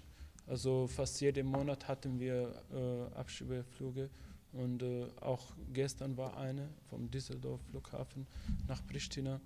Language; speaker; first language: German; non-native, fluent; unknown